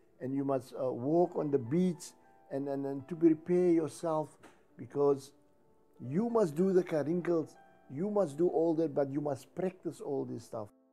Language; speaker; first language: English; native; English